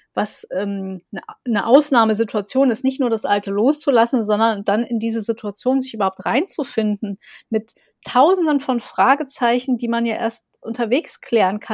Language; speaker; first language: German; native; German